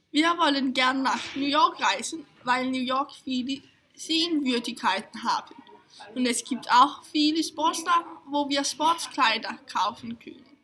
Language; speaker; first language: German; non-native, learner; Danish